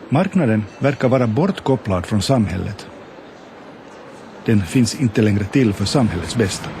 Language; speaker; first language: Swedish; native; Swedish